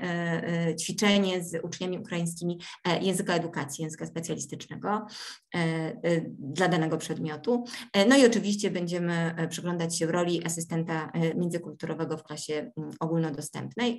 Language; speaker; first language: Polish; native; Polish